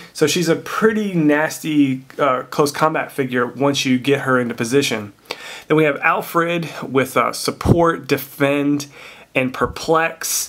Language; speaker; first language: English; native; English